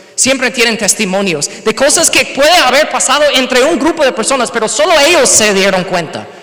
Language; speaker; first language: Spanish; non-native, fluent; English